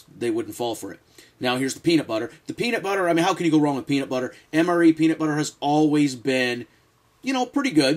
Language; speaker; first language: English; native; English